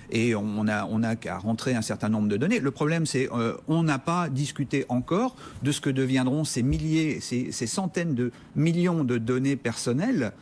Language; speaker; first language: French; native; French